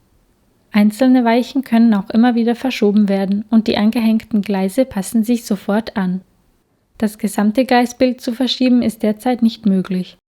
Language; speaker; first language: German; native; German